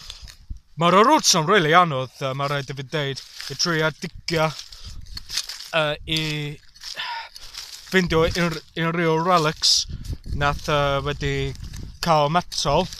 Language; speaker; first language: Welsh; non-native, learner; English